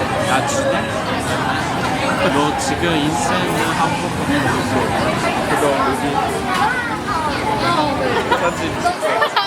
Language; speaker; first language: Korean; non-native, learner; Japanese